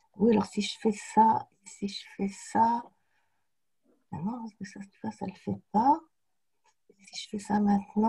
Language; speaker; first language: French; native; French